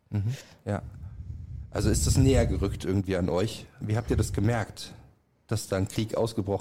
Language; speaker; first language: German; native; German